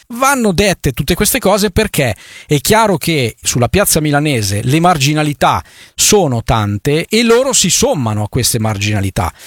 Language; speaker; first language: Italian; native; Italian